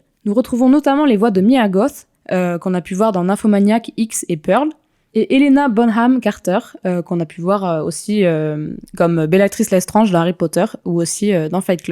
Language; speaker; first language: French; native; French